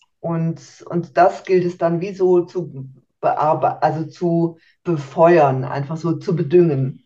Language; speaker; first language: German; native; German